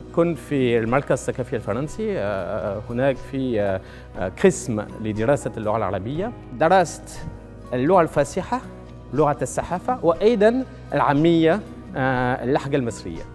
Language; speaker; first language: Arabic; non-native, fluent; French